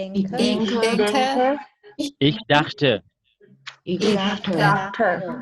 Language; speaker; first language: German; non-native, learner; Thai